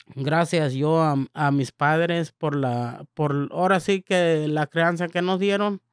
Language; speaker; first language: Spanish; native; Spanish